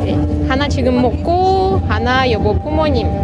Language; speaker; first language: Korean; non-native, learner; Russian